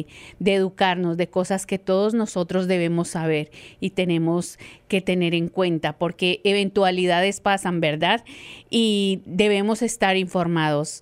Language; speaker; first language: Spanish; native; Spanish